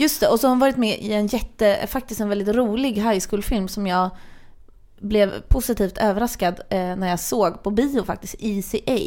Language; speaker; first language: Swedish; native; Swedish